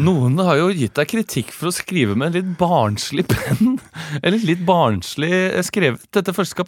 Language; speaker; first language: Norwegian; native; Norwegian